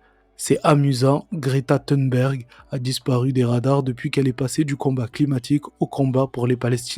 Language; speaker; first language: French; native; French